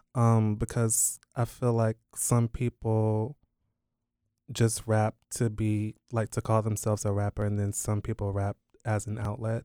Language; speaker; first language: English; native; English